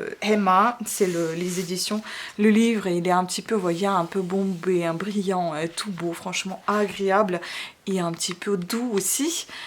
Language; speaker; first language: French; non-native, fluent; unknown